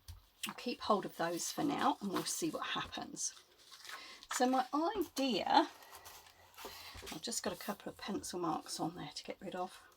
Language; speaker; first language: English; native; English